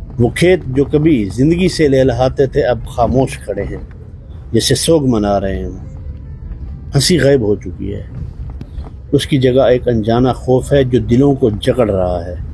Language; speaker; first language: Urdu; non-native, local second language; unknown